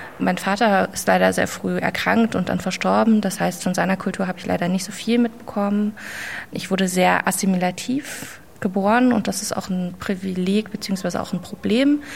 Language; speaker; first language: German; native; German